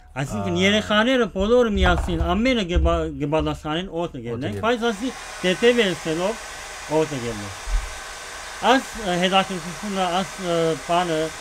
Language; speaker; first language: Armenian; early bilingual, heritage; Armenian